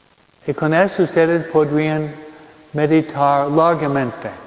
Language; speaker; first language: Spanish; non-native, fluent; English